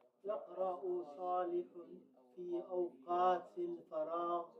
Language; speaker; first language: Arabic; non-native, learner; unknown